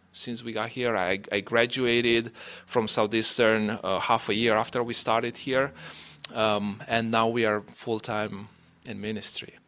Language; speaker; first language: English; non-native, fluent; Romanian